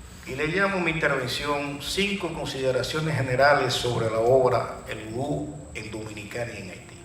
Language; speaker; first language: Spanish; native; Spanish